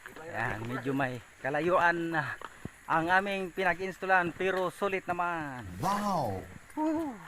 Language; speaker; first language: Filipino; non-native, local second language; Bikol